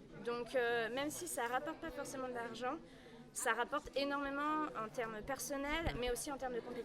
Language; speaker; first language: French; native; French